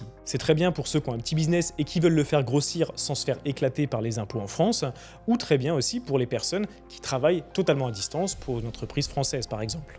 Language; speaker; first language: French; native; French